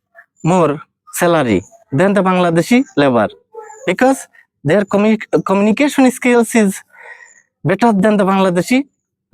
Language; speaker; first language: English; non-native, learner; Bangla